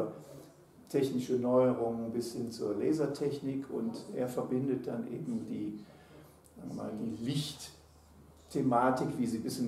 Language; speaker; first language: German; native; German